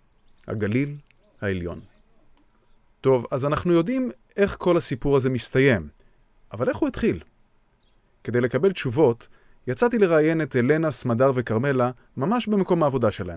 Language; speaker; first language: Hebrew; native; Hebrew